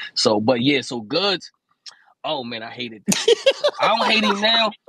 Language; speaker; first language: English; native; English